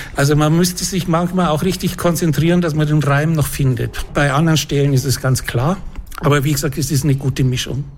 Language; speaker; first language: German; native; German